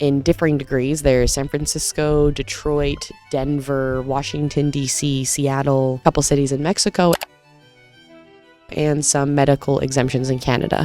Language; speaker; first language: English; native; English